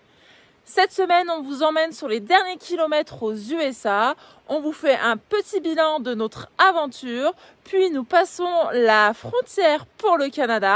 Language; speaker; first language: French; native; French